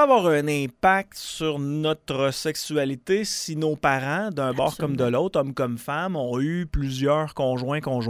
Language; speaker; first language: French; native; French